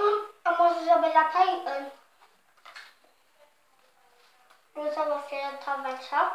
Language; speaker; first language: Polish; early bilingual, heritage; Polish